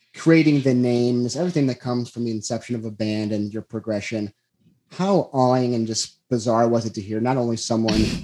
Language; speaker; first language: English; native; English